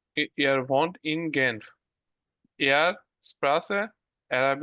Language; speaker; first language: German; non-native, learner; Bangla